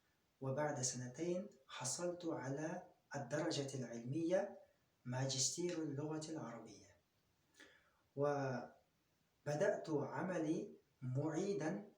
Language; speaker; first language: Arabic; non-native, fluent; Kyrgyz